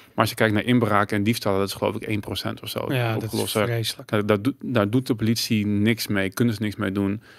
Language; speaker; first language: Dutch; early bilingual, other home language; English